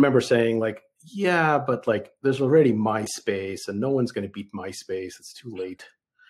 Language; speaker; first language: English; early bilingual, other home language; Russian